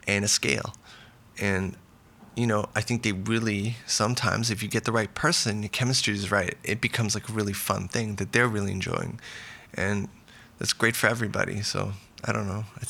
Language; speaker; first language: English; native; English